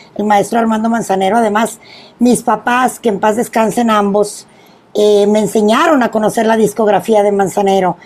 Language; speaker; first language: Spanish; native; Spanish